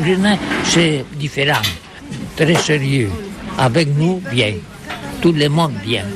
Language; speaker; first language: French; non-native, learner; Catalan